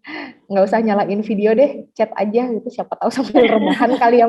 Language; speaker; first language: Indonesian; native; Indonesian